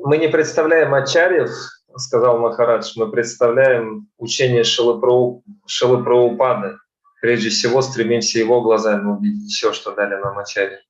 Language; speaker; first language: Russian; native; Russian